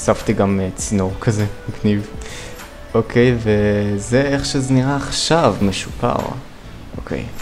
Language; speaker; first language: Hebrew; native; Hebrew